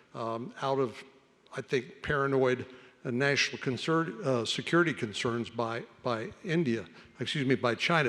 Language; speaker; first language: English; native; English